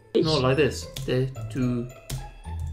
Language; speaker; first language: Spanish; non-native, learner; English